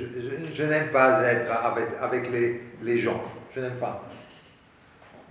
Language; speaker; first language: French; non-native, learner; Hebrew